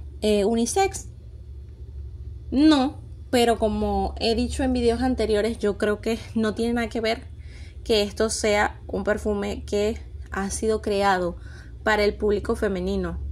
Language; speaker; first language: Spanish; native; Spanish